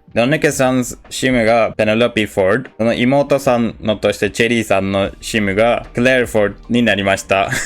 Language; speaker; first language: Japanese; non-native, fluent; Turkish